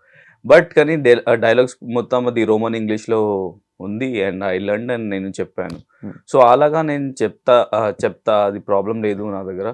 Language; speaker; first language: Telugu; non-native, learner; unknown